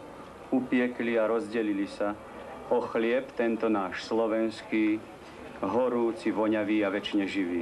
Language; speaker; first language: Slovak; native; Slovak